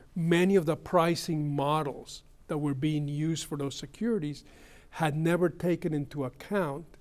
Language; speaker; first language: English; early bilingual, other home language; Spanish